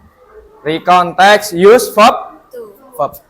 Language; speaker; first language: English; non-native, fluent; Indonesian